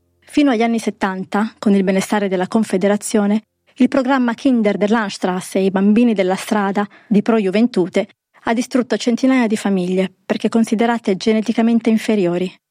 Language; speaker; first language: Italian; native; Italian